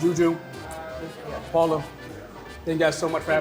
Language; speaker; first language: English; native; English